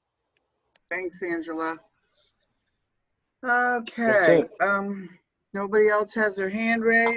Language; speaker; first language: English; native; English